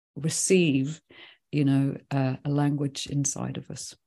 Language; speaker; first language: English; early bilingual, other home language; Swedish